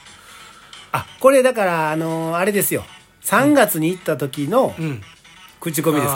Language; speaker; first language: Japanese; native; Japanese